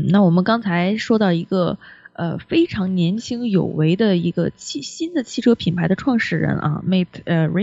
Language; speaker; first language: Chinese; native; Chinese